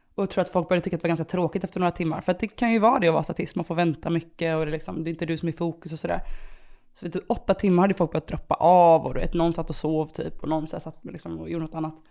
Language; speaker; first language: Swedish; early bilingual, other home language; Romanian